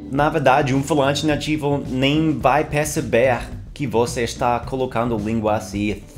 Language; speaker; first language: Portuguese; non-native, fluent; English